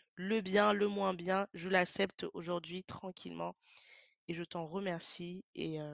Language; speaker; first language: French; native; French